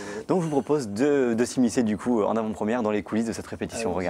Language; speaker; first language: French; native; French